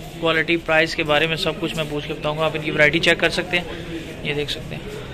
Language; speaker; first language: Urdu; non-native, local second language; Punjabi